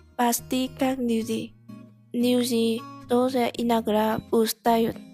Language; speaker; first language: Russian; non-native, learner; Vietnamese